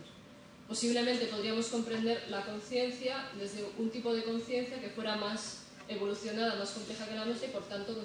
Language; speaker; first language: Spanish; native; Spanish